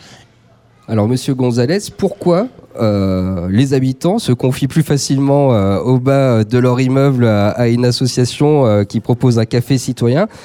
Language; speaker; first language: French; native; French